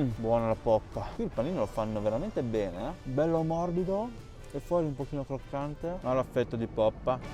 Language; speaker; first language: Italian; early bilingual, other home language; Chinese